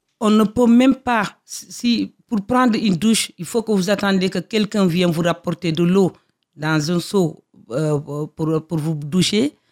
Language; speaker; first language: French; non-native, local second language; Fula